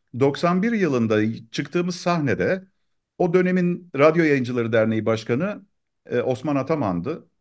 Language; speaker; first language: Turkish; native; Turkish